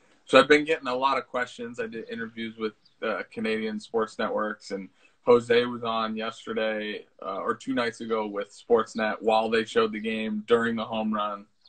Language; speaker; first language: English; early bilingual, other home language; Italian